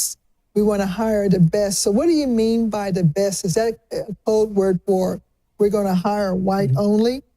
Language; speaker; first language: English; native; English